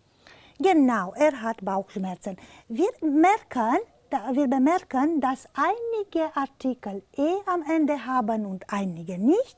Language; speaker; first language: German; non-native, fluent; Romanian